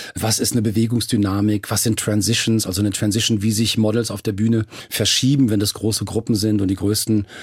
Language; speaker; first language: German; native; German